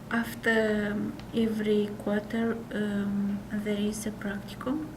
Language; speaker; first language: English; non-native, learner; Russian